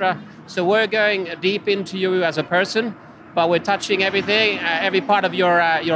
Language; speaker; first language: English; non-native, fluent; Finnish